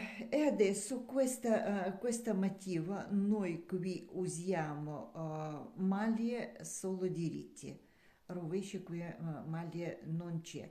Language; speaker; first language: Italian; non-native, learner; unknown